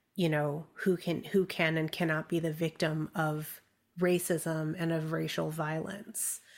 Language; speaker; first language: English; early bilingual, other home language; Chinese